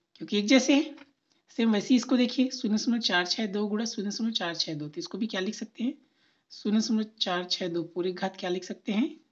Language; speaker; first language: Hindi; native; Hindi